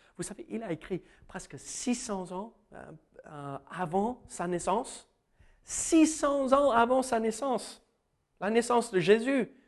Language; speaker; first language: French; non-native, fluent; English